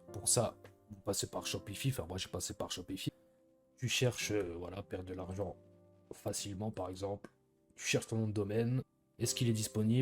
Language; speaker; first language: French; native; French